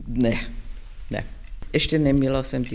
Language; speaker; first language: Czech; non-native, learner; German